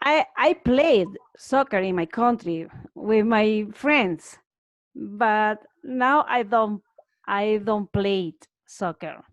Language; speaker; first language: English; non-native, learner; Spanish